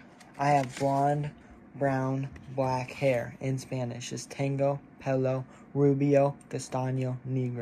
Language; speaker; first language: Spanish; non-native, learner; English